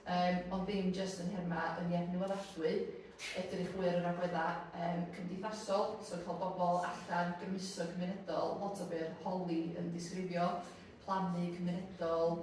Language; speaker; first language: Welsh; native; Welsh